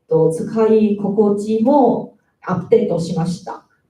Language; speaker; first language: Japanese; non-native, learner; Chinese